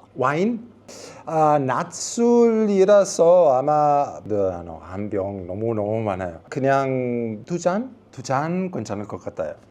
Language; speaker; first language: Korean; non-native, learner; Italian